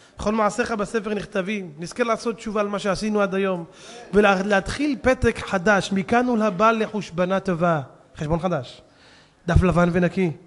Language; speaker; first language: Hebrew; native; Hebrew